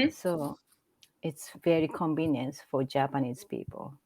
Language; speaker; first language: English; non-native, learner; Japanese